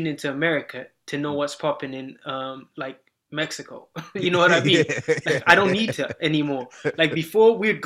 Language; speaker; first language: English; non-native, local second language; Shona